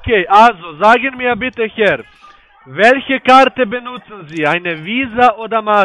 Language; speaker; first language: German; non-native, learner; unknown